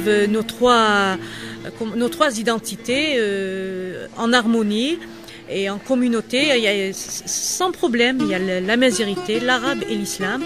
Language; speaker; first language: French; non-native, local second language; Kabyle